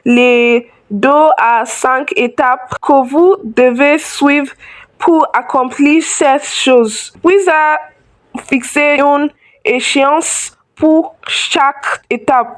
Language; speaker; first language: French; non-native, learner; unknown